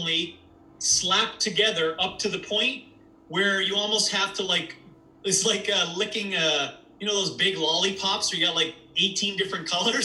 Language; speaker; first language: English; native; English